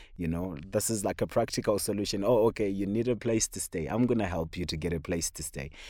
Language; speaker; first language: English; non-native, local second language; Shona